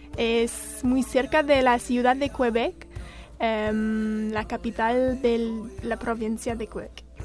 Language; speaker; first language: Spanish; non-native, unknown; French